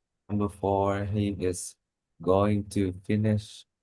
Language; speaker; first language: English; non-native, learner; Vietnamese